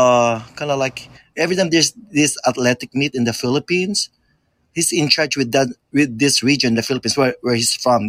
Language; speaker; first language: English; non-native, local second language; Filipino